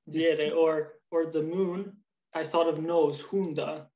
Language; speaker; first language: English; early bilingual, other home language; Albanian